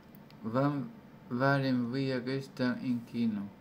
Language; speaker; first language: German; non-native, learner; Spanish